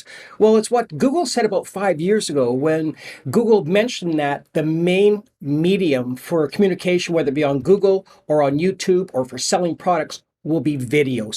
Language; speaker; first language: English; native; English